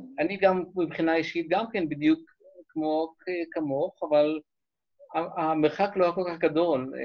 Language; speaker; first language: Hebrew; native; Hebrew